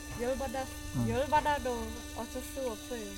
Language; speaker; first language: Korean; non-native, fluent; Khmer